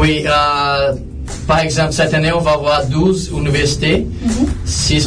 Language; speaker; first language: French; non-native, learner; Portuguese